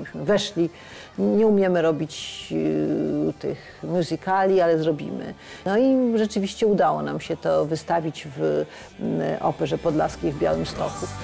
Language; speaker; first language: Polish; native; Polish